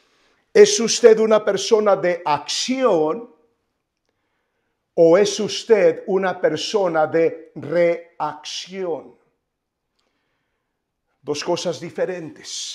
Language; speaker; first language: Spanish; native; Spanish